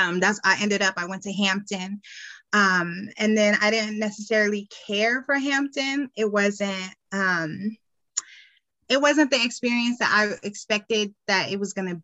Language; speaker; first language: English; native; English